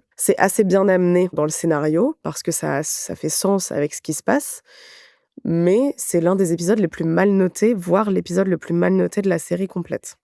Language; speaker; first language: French; native; French